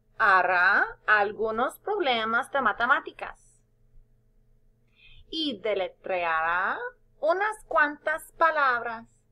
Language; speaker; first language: Spanish; non-native, fluent; English